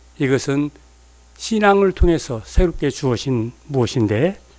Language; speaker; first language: Korean; native; Korean